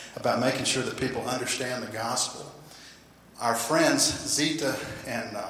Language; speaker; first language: English; native; English